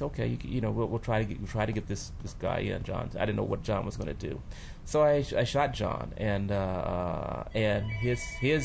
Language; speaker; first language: English; native; English